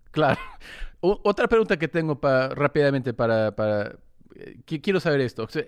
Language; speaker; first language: Spanish; early bilingual, heritage; Spanish